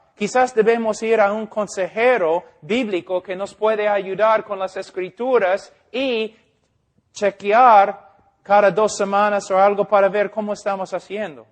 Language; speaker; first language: Spanish; non-native, fluent; English